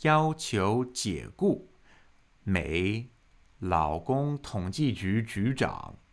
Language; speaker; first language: Chinese; non-native, fluent; English